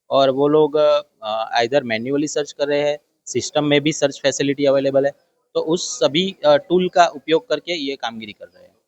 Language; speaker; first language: Hindi; non-native, local second language; Gujarati